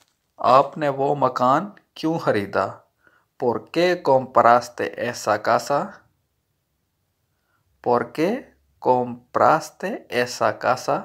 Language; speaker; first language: Spanish; non-native, learner; Urdu